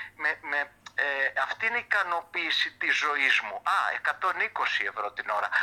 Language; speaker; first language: Greek; early bilingual, heritage; Greek